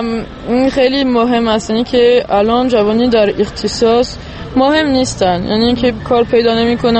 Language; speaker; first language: Persian; non-native, fluent; French